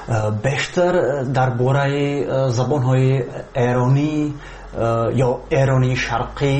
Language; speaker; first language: Persian; non-native, fluent; Slovak